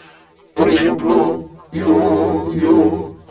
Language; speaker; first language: Spanish; non-native, learner; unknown